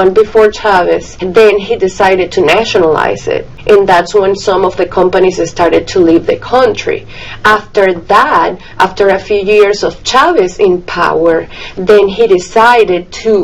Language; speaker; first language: English; non-native, fluent; Spanish